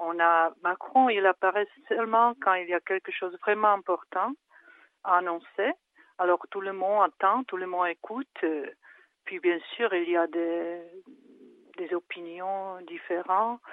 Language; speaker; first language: French; non-native, fluent; Czech